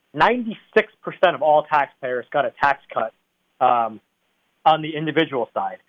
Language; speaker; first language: English; native; English